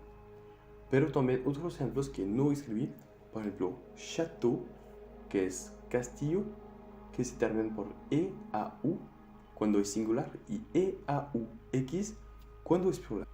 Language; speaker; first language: Spanish; non-native, fluent; French